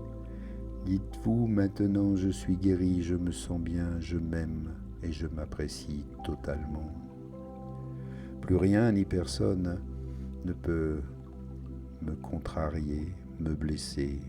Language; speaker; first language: French; native; French